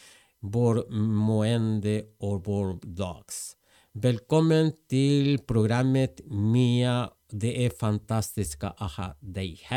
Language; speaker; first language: Swedish; non-native, fluent; Spanish